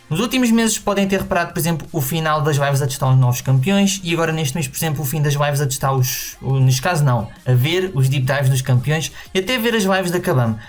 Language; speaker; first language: Portuguese; native; Portuguese